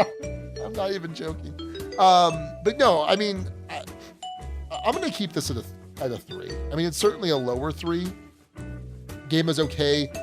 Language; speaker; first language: English; native; English